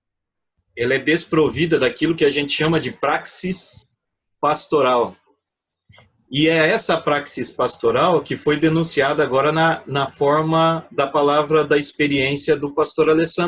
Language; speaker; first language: Portuguese; native; Portuguese